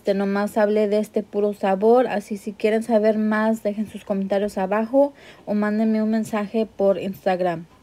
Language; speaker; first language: Spanish; early bilingual, heritage; Spanish